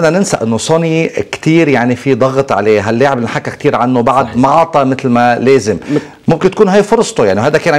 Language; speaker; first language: Arabic; native; Arabic